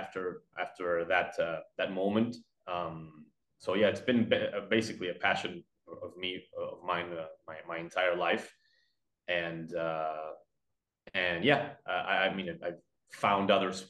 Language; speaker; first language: English; non-native, fluent; Spanish